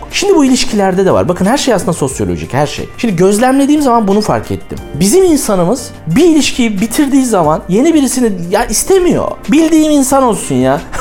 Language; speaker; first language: Turkish; native; Turkish